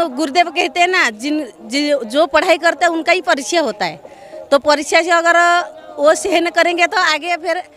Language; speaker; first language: Hindi; non-native, local second language; Odia